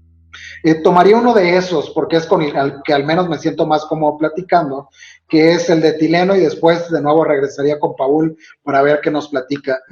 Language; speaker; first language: Spanish; native; Spanish